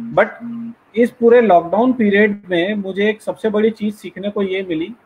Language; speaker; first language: Hindi; native; Hindi